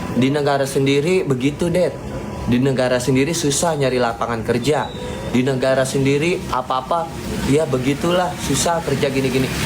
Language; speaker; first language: Indonesian; native; Indonesian